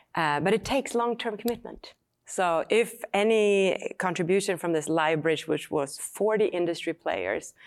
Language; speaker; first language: English; non-native, fluent; Swedish